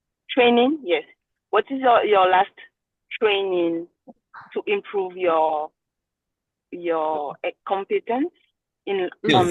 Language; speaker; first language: English; non-native, learner; French